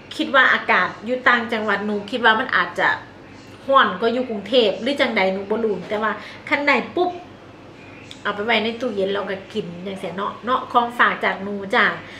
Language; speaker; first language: Thai; native; Thai